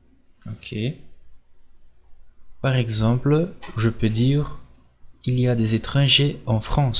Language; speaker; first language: French; non-native, fluent; Portuguese